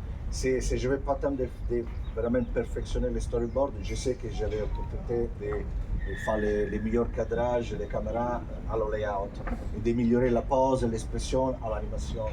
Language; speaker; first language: French; non-native, fluent; Italian